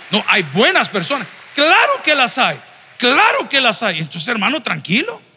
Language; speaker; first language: Spanish; native; Spanish